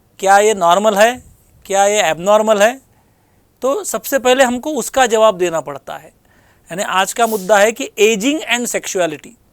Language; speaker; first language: Hindi; non-native, local second language; Marathi